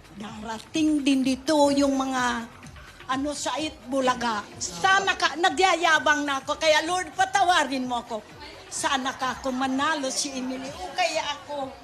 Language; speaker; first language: Filipino; non-native, local second language; Bikol